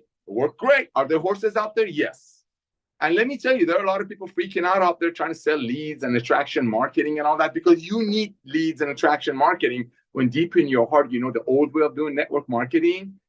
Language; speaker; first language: English; native; English